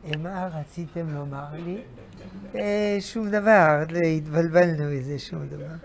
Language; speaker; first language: Hebrew; non-native, fluent; French